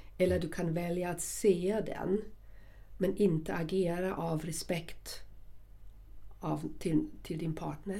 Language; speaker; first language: Swedish; non-native, fluent; German